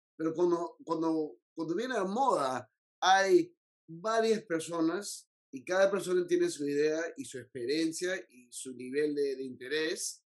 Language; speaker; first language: Spanish; early bilingual, heritage; Spanish